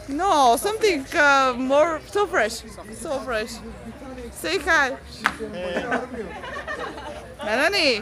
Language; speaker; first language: English; non-native, learner; Bulgarian